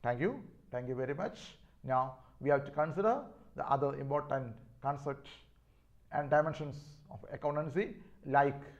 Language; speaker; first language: English; non-native, local second language; Malayalam